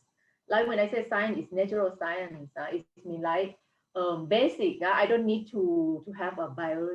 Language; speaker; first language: English; non-native, fluent; Thai